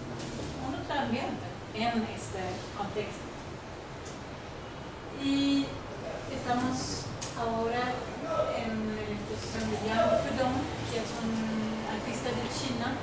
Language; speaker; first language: Spanish; non-native, learner; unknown